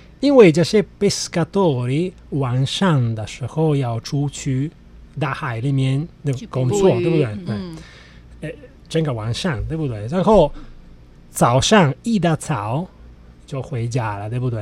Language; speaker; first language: Chinese; non-native, fluent; Italian